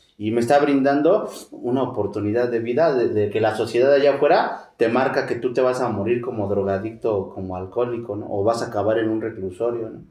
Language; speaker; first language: Spanish; native; Spanish